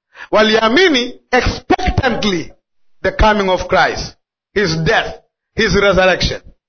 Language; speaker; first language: English; non-native, local second language; Swahili